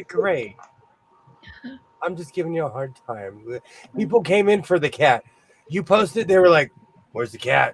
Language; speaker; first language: English; native; English